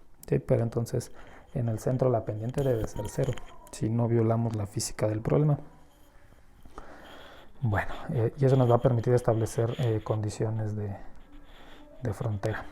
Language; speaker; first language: Spanish; native; Spanish